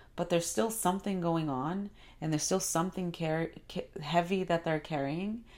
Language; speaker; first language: English; early bilingual, other home language; Spanish